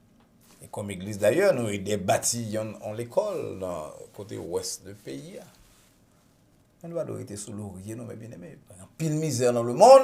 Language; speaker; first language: French; non-native, local second language; Haitian Creole